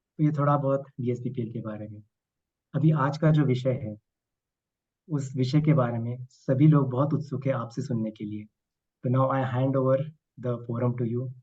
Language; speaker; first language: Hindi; non-native, local second language; Marathi